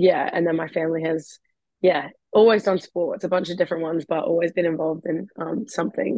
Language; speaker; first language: English; native; English